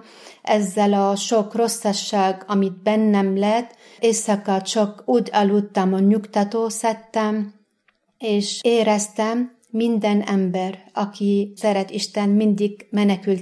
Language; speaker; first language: Hungarian; non-native, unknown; Arabic